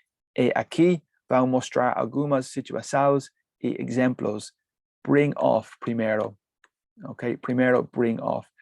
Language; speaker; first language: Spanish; non-native, learner; English